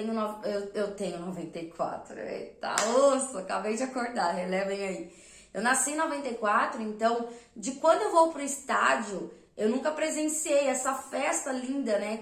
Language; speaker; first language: Portuguese; native; Portuguese